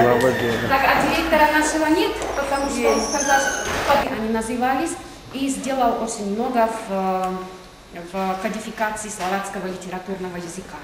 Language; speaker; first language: Russian; non-native, fluent; Slovak